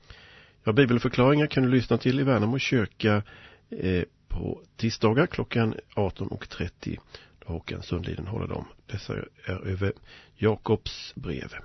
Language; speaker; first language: Swedish; native; Swedish